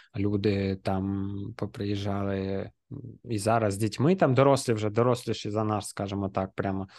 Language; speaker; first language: Ukrainian; non-native, local second language; Russian